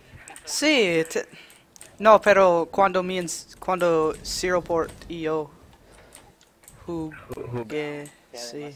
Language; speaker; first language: Spanish; non-native, learner; English